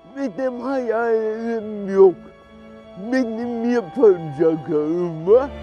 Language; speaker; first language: Turkish; native; Turkish